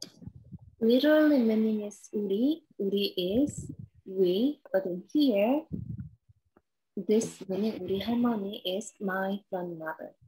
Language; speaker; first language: English; non-native, learner; Korean